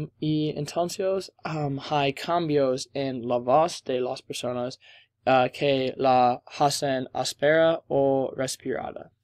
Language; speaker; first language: Spanish; non-native, learner; English